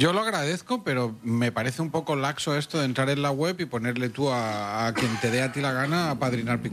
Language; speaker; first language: Spanish; native; Spanish